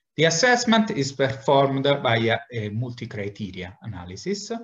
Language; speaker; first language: English; non-native, fluent; Italian